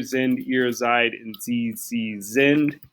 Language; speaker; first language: German; non-native, fluent; English